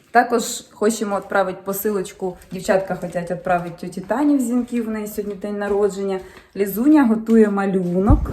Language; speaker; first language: Ukrainian; native; Ukrainian